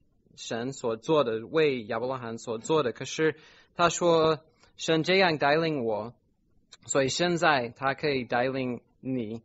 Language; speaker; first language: Chinese; non-native, fluent; English